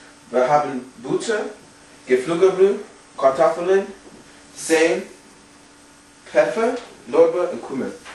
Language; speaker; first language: German; non-native, learner; English